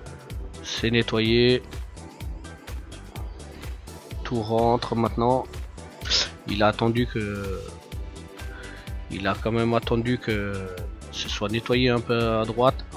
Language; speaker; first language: French; native; French